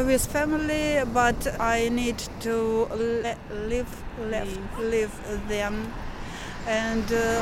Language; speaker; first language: English; non-native, learner; Ukrainian